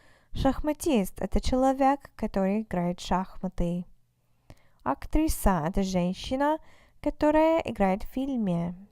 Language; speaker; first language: Russian; non-native, fluent; English